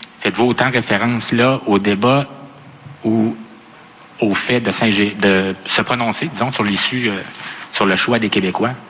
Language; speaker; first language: French; native; French